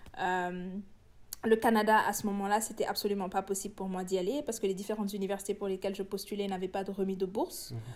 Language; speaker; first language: French; non-native, local second language; Wolof